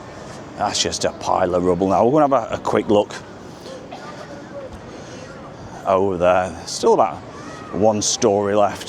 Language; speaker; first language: English; native; English